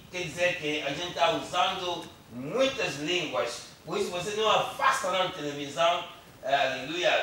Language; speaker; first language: Portuguese; non-native, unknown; Lingala